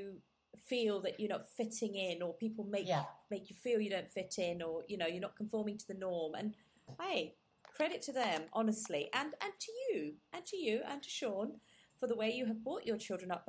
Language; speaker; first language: English; non-native, local second language; Gujarati